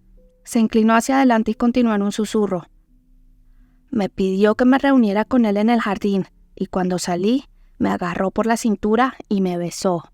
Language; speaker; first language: Spanish; native; Spanish